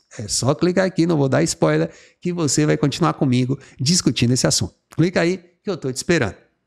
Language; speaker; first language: Portuguese; native; Portuguese